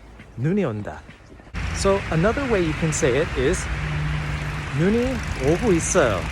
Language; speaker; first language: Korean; non-native, fluent; English